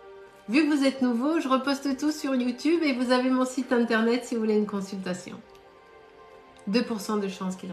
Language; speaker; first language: French; native; French